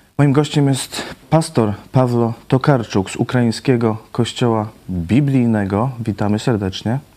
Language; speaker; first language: Polish; native; Polish